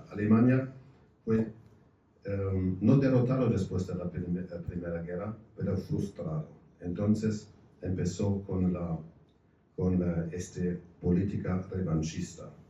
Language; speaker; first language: Spanish; non-native, fluent; German